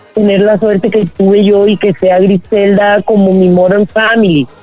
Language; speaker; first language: Spanish; native; Spanish